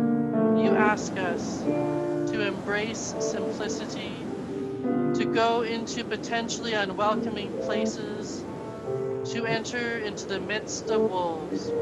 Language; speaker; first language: English; native; English